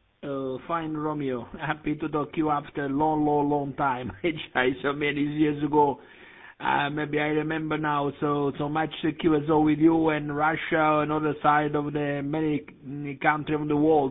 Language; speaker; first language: English; non-native, learner; Italian